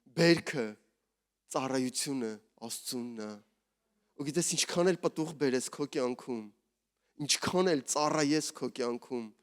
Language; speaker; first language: Armenian; native; Armenian